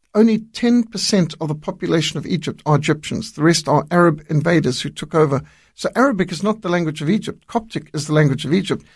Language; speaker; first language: English; native; English